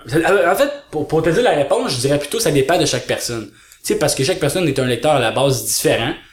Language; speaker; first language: French; native; French